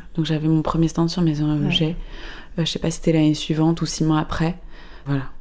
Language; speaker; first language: French; native; French